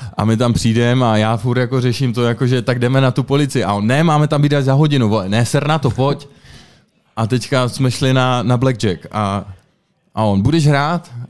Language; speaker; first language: Czech; native; Czech